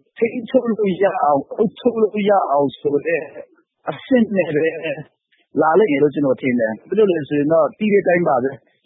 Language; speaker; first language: Burmese; non-native, local second language; Hakha Chin